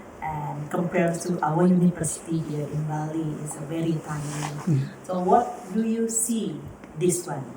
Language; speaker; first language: English; non-native, learner; Indonesian